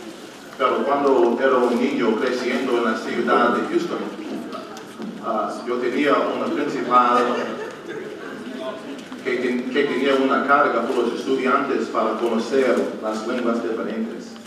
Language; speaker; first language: Spanish; non-native, learner; English